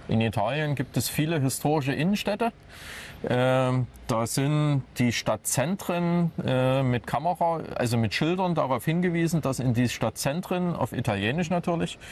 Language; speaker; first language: German; native; German